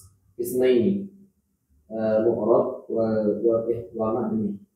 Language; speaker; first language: Arabic; non-native, learner; Indonesian